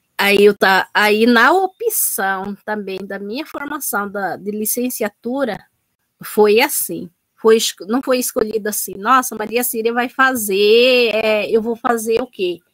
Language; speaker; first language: Portuguese; native; Portuguese